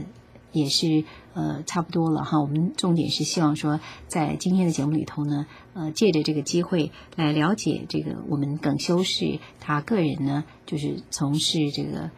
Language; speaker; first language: Chinese; native; Chinese